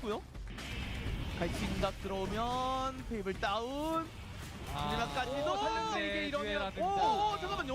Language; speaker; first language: Korean; native; Korean